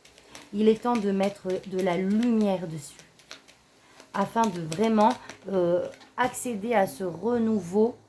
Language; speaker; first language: French; native; French